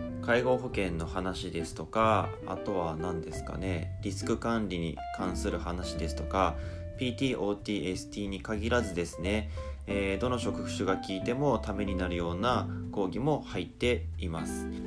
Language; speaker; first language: Japanese; native; Japanese